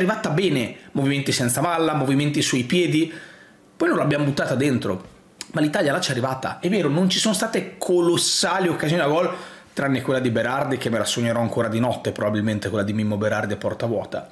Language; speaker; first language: Italian; native; Italian